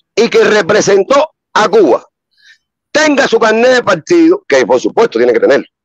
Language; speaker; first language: Spanish; native; Spanish